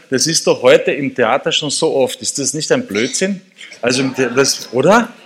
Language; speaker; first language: German; native; German